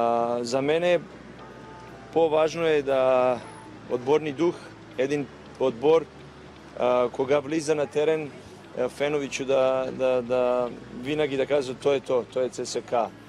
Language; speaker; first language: Bulgarian; non-native, learner; Macedonian